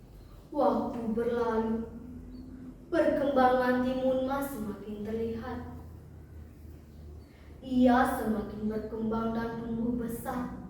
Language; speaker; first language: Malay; non-native, local second language; Balinese